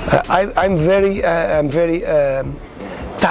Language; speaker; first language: English; non-native, learner; Portuguese